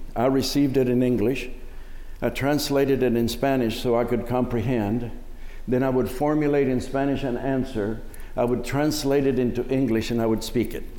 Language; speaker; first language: English; early bilingual, other home language; Spanish